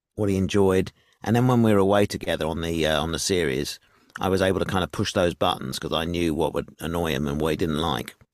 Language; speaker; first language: English; native; English